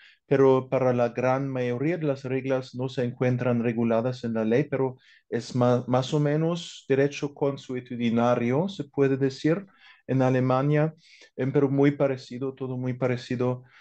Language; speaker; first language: Spanish; non-native, fluent; German